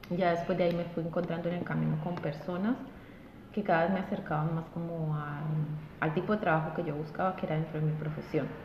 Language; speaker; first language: Spanish; native; Spanish